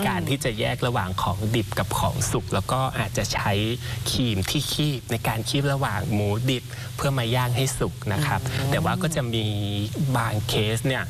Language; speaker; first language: Thai; native; Thai